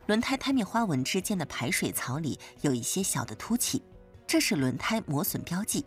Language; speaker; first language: Chinese; native; Chinese